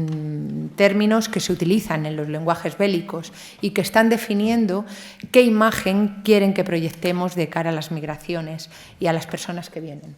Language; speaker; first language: Spanish; native; Spanish